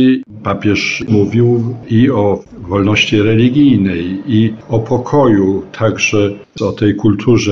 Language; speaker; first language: Polish; native; Polish